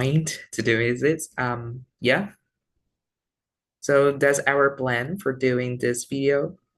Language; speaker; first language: English; non-native, learner; Vietnamese